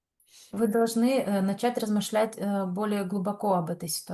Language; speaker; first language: Russian; native; Russian